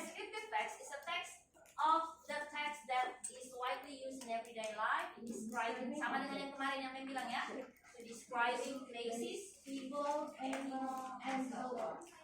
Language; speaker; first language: English; non-native, learner; Indonesian